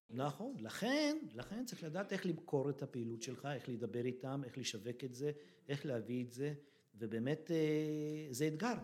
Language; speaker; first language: Hebrew; early bilingual, other home language; Russian